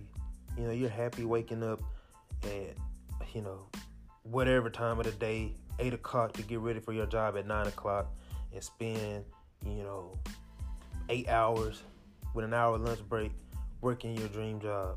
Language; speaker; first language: English; native; English